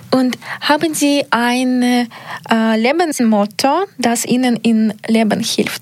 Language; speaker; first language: German; non-native, learner; Ukrainian